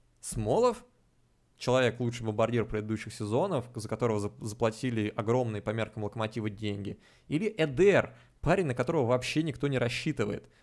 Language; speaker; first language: Russian; native; Russian